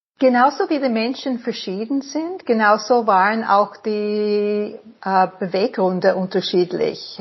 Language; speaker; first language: German; non-native, fluent; English